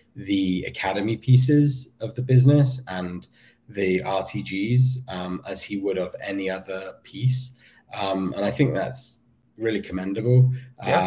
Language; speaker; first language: English; native; English